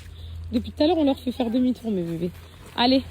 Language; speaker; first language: French; native; French